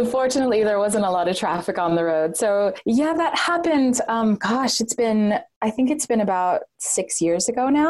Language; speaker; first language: English; native; English